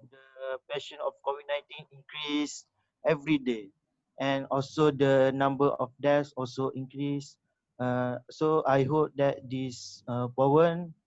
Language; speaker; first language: English; non-native, local second language; Malay